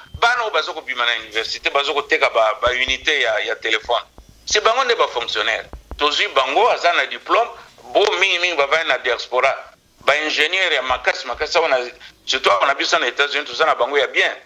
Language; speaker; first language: Lingala; non-native, local second language; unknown